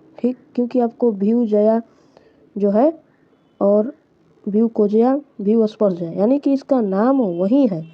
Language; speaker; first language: Hindi; native; Hindi